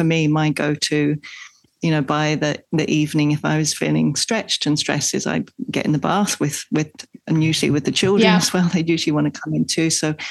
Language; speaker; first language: English; native; English